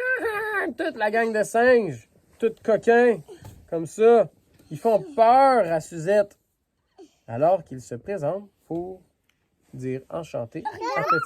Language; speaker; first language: French; native; French